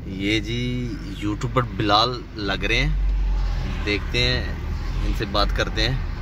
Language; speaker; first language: Urdu; non-native, local second language; Punjabi